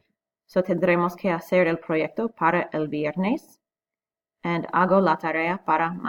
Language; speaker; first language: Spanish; non-native, fluent; English